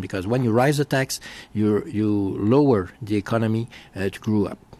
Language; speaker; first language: English; non-native, fluent; French